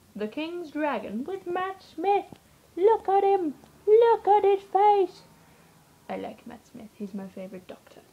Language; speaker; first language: English; native; English